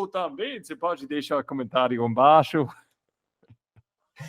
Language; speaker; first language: Portuguese; non-native, fluent; English